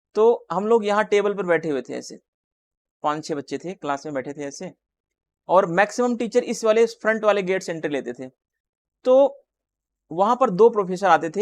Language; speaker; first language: Hindi; native; Hindi